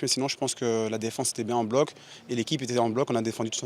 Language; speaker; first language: French; native; French